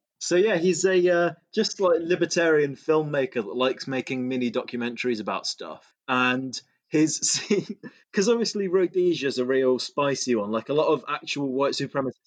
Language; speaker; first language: English; native; English